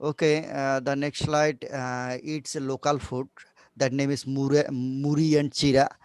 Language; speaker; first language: English; non-native, learner; Bangla